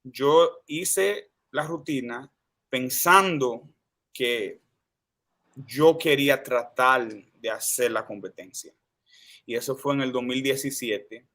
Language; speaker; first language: Spanish; early bilingual, heritage; Spanish